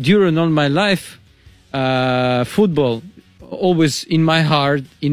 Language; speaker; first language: English; non-native, learner; Russian